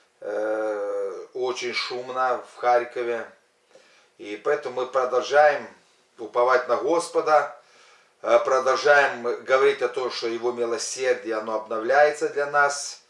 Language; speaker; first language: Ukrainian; non-native, local second language; Russian